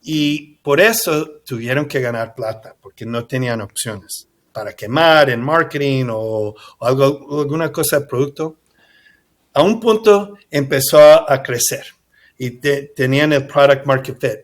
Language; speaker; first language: Spanish; early bilingual, heritage; English